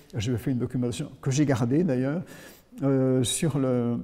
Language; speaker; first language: French; native; French